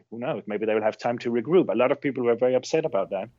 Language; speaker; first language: English; non-native, fluent; Danish